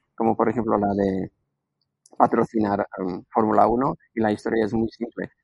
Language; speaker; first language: Spanish; non-native, fluent; Slovak